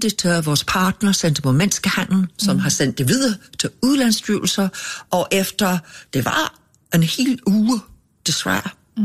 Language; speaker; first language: Danish; non-native, fluent; English